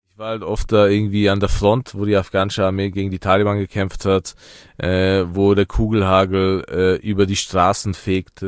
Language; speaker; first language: German; early bilingual, other home language; Persian